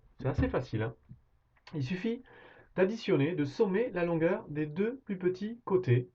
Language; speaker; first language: French; native; French